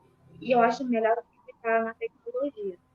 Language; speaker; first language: Portuguese; early bilingual, other home language; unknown